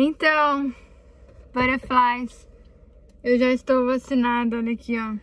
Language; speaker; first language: Portuguese; native; Portuguese